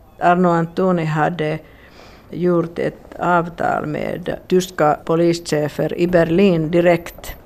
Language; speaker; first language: Swedish; non-native, local second language; Finnish